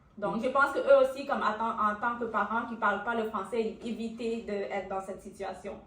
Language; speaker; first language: French; early bilingual, other home language; Urdu